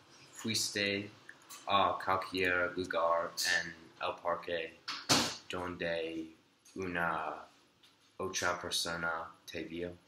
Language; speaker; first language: Spanish; non-native, learner; English